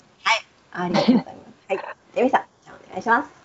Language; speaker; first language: Japanese; native; Japanese